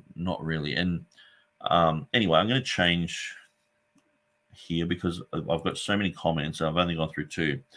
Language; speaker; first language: English; native; English